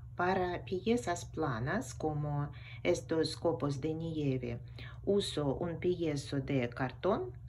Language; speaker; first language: Spanish; non-native, fluent; Russian